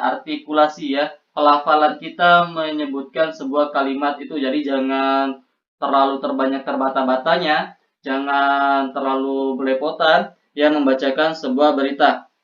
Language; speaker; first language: Indonesian; native; Indonesian